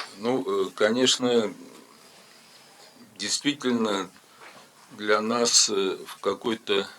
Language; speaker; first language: Russian; native; Russian